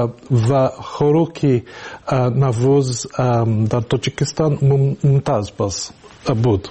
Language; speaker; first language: Persian; non-native, learner; English